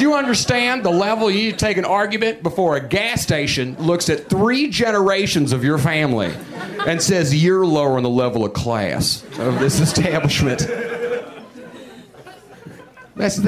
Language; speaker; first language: English; native; English